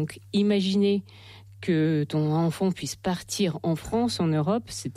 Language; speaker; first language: French; non-native, fluent; Russian